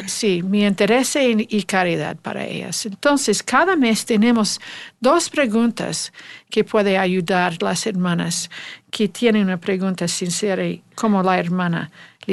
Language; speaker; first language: Spanish; non-native, learner; English